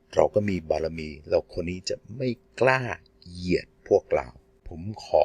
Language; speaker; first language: Thai; non-native, fluent; English